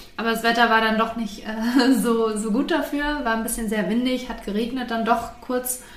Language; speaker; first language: German; native; German